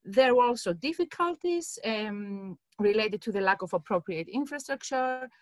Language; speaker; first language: English; non-native, fluent; Greek